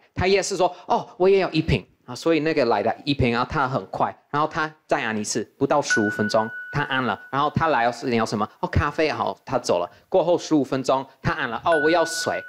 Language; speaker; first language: Chinese; non-native, fluent; English